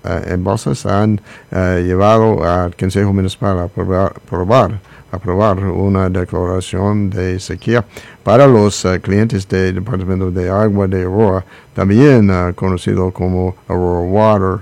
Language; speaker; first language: Spanish; non-native, learner; English